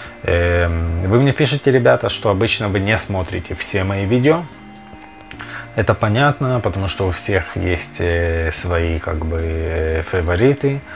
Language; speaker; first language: Russian; early bilingual, other home language; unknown